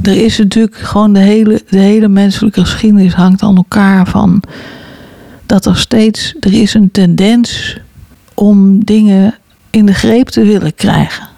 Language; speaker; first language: Dutch; native; Dutch